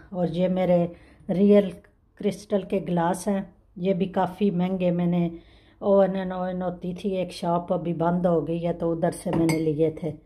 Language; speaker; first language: Urdu; native; Urdu